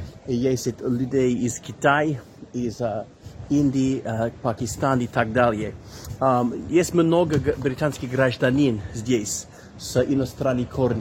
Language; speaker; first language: Russian; non-native, learner; English